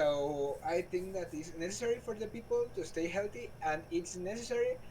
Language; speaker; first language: English; non-native, learner; Spanish